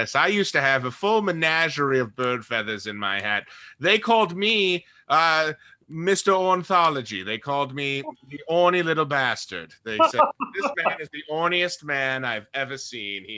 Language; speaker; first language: English; native; English